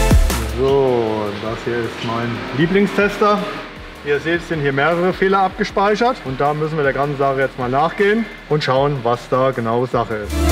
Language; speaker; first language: German; native; German